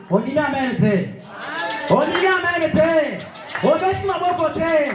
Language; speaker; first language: French; non-native, local second language; Lingala